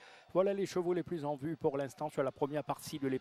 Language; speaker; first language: French; non-native, local second language; Morisyen